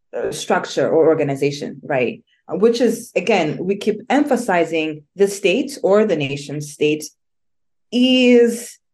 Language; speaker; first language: English; non-native, local second language; Kinyarwanda